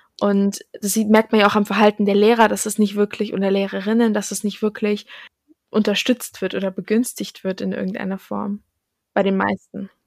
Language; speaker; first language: German; native; German